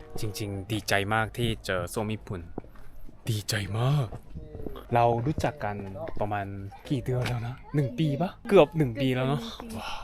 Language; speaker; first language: Thai; non-native, fluent; Korean